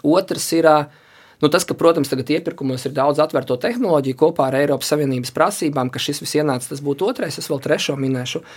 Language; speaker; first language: Latvian; native; Latvian